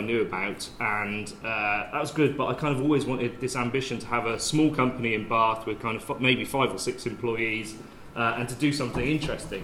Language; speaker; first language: English; native; English